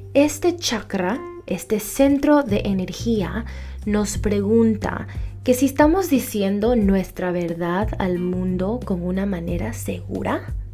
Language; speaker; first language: Spanish; early bilingual, heritage; Spanish